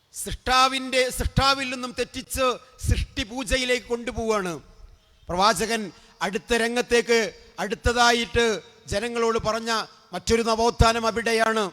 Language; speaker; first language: Malayalam; native; Malayalam